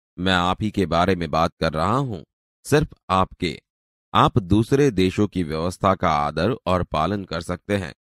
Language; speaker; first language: Hindi; non-native, local second language; Gujarati